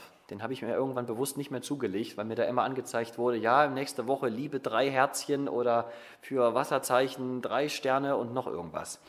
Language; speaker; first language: German; native; German